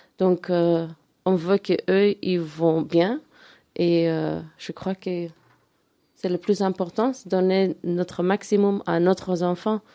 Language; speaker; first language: French; non-native, local second language; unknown